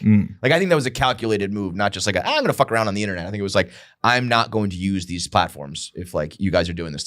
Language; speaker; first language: English; native; English